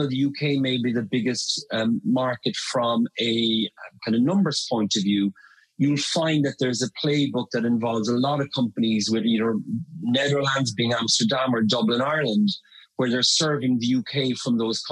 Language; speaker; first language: English; native; English